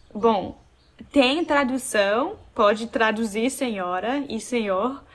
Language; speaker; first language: Portuguese; non-native, fluent; English